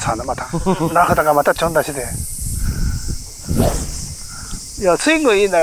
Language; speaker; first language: Japanese; native; Japanese